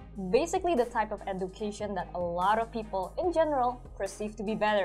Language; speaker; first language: English; early bilingual, other home language; Indonesian